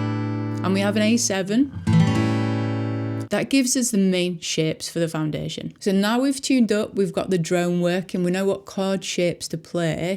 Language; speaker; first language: English; native; English